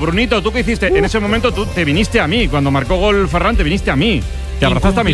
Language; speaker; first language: Spanish; native; Spanish